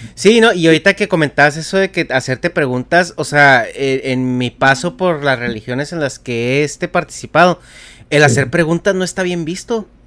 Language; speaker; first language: Spanish; native; Spanish